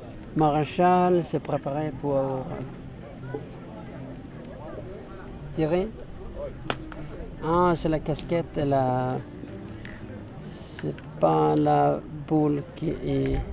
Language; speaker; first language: French; non-native, learner; English